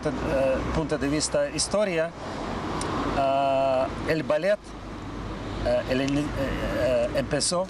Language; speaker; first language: Spanish; non-native, learner; Russian